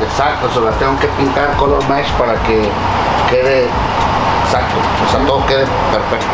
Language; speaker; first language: Spanish; native; Spanish